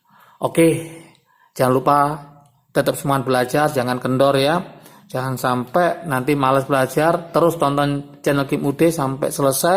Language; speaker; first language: Indonesian; native; Indonesian